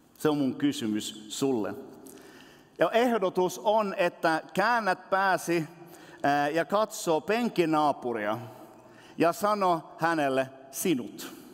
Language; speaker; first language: Finnish; non-native, local second language; Swedish